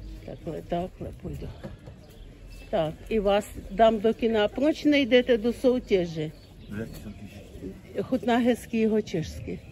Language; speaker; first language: Czech; non-native, fluent; Ukrainian